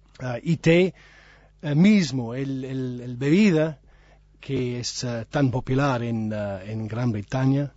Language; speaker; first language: Spanish; non-native, learner; English